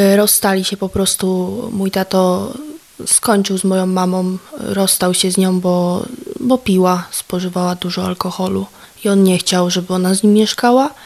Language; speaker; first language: Polish; native; Polish